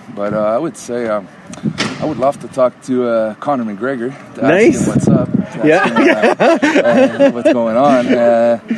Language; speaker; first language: English; native; English